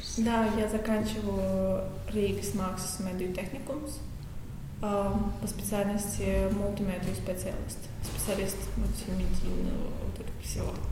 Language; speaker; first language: Russian; native; Russian